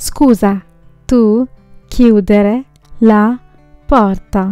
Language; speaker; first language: Italian; non-native, fluent; Sinhala